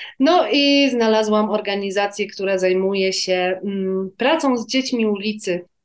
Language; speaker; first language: Polish; native; Polish